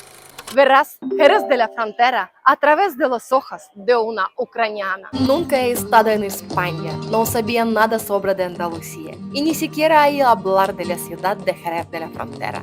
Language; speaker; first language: Spanish; non-native, learner; Russian